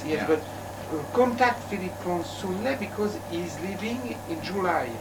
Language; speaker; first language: English; non-native, learner; French